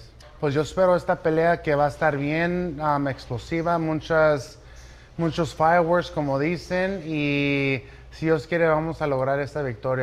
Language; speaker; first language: Spanish; early bilingual, heritage; Spanish